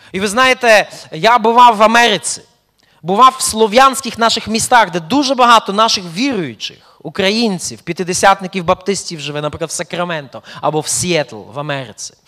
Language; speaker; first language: Ukrainian; early bilingual, heritage; Ukrainian